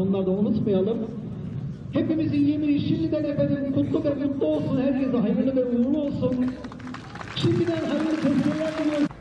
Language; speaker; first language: Turkish; native; Turkish